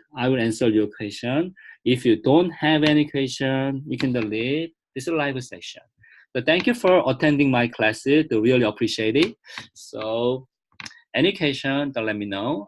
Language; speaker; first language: English; non-native, fluent; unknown